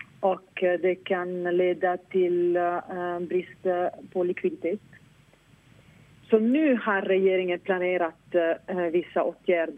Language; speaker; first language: Swedish; non-native, fluent; Italian